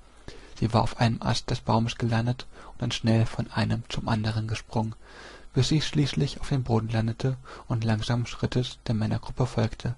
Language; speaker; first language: German; native; German